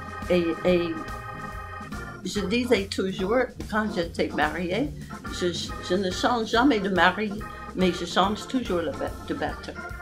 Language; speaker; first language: French; non-native, fluent; English